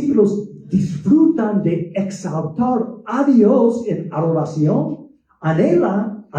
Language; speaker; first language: Spanish; non-native, fluent; English